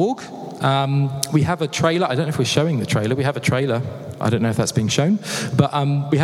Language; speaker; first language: English; native; English